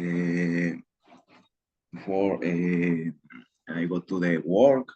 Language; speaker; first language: English; non-native, learner; Spanish